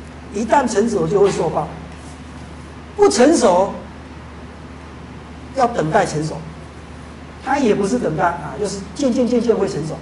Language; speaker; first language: Chinese; native; Chinese